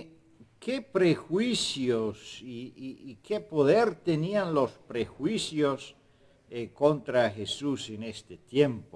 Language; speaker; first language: Spanish; non-native, fluent; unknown